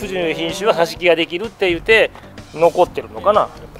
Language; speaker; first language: Japanese; native; Japanese